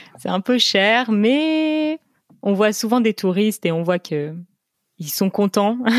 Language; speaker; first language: French; native; French